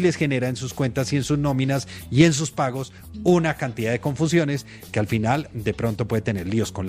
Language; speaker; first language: Spanish; native; Spanish